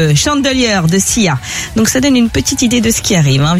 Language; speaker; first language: French; native; French